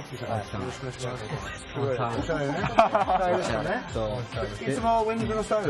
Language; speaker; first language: Japanese; non-native, learner; English